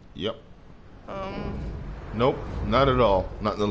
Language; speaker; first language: English; native; English